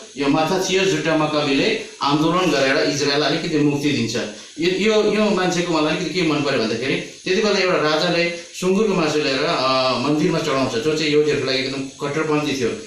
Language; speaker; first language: Nepali; native; Nepali